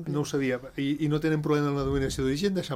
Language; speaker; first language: Catalan; native; Catalan